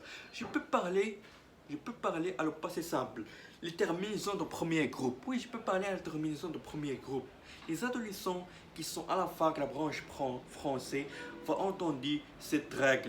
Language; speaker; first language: French; non-native, learner; Arabic